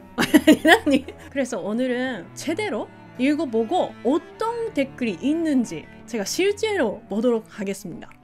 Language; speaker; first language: Korean; non-native, learner; Japanese